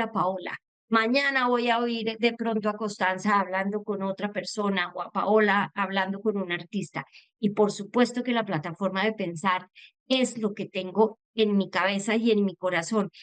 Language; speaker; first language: Spanish; native; Spanish